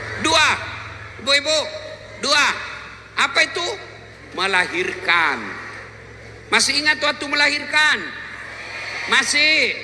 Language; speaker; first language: Indonesian; non-native, local second language; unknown